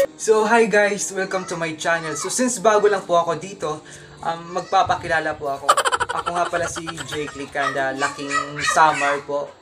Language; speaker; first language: Filipino; non-native, local second language; Cebuano